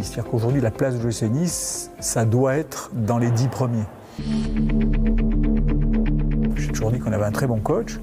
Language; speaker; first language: French; native; French